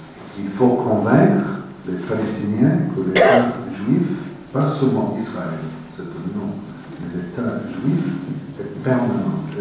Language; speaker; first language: French; non-native, fluent; English